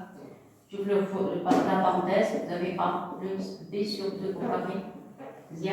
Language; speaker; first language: French; non-native, local second language; Arabic